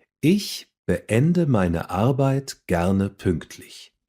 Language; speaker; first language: German; non-native, fluent; English